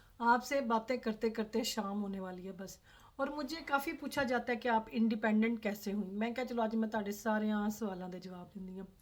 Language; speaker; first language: Urdu; non-native, local second language; Punjabi